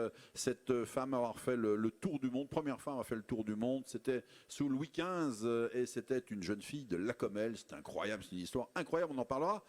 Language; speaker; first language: French; native; French